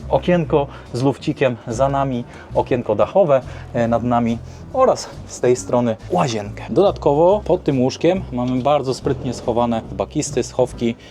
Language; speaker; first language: Polish; native; Polish